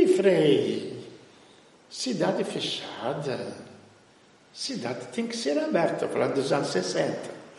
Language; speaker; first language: Portuguese; non-native, fluent; Italian